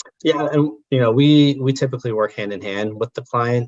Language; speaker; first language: English; native; English